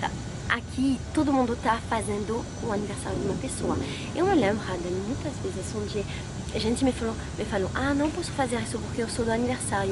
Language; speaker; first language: Portuguese; non-native, fluent; French